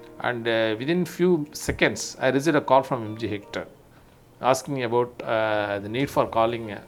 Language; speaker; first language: English; non-native, local second language; Tamil